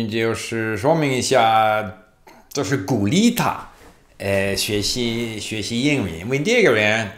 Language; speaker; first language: Chinese; non-native, fluent; English